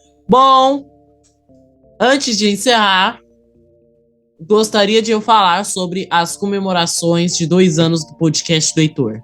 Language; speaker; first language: Portuguese; native; Portuguese